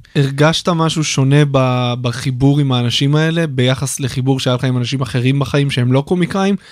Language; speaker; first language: Hebrew; native; Hebrew